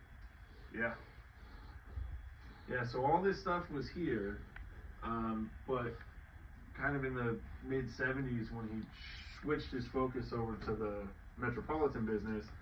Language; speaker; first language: English; native; English